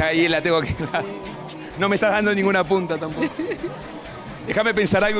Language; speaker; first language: Spanish; native; Spanish